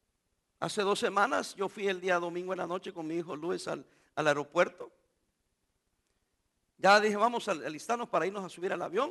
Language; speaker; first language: Spanish; native; Spanish